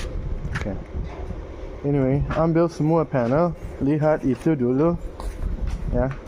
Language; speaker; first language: Indonesian; non-native, learner; English